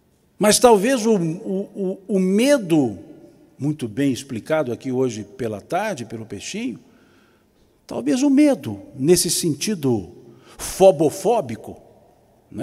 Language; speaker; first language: Portuguese; native; Portuguese